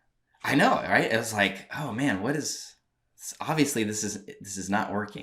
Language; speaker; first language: English; native; English